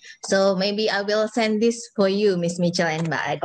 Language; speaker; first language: English; non-native, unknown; Indonesian